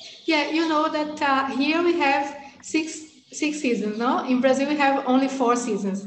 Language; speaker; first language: English; non-native, fluent; Portuguese